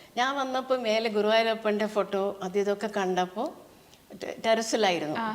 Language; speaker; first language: Malayalam; non-native, local second language; Tulu